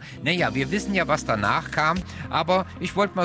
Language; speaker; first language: German; native; German